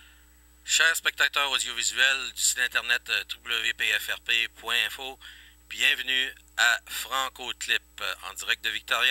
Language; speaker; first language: French; native; French